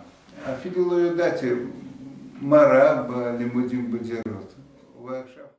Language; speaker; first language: Hebrew; non-native, fluent; Russian